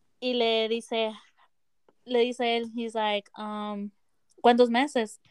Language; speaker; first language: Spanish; early bilingual, heritage; Spanish